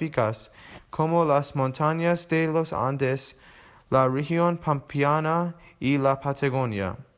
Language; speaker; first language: Spanish; non-native, learner; English